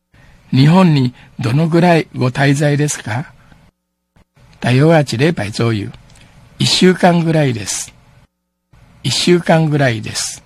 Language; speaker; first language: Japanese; non-native, fluent; Min Nan Chinese